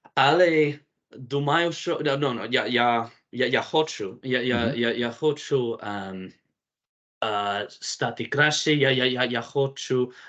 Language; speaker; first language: Ukrainian; non-native, learner; English